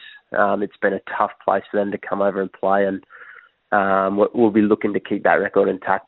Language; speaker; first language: English; native; English